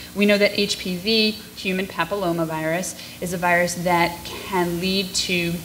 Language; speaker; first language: English; native; English